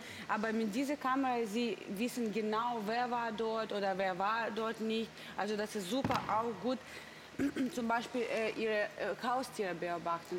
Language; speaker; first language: German; non-native, learner; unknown